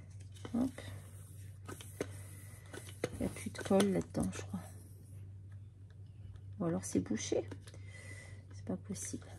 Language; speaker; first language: French; native; French